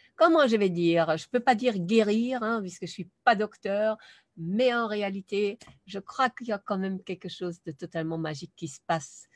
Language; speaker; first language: French; non-native, fluent; German